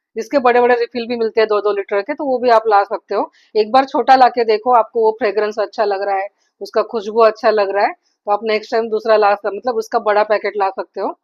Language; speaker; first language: Hindi; non-native, local second language; Marathi